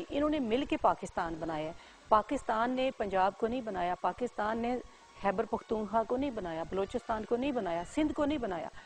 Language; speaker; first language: Urdu; non-native, local second language; Punjabi